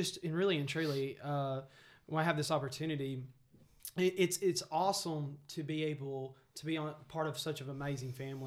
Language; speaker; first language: English; native; English